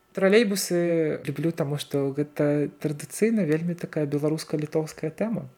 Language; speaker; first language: Belarusian; non-native, local second language; Russian